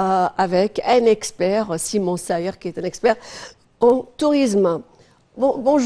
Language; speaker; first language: French; non-native, fluent; Arabic